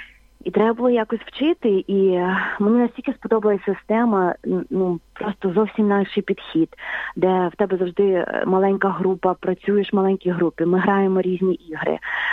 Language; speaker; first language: Ukrainian; native; Ukrainian